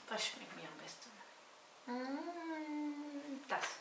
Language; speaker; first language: German; non-native, fluent; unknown